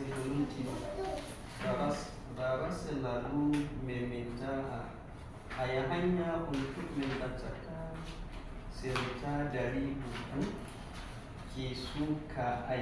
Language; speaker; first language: Indonesian; non-native, learner; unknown